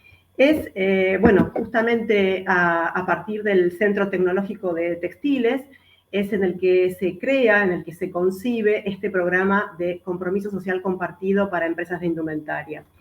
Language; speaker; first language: Spanish; native; Spanish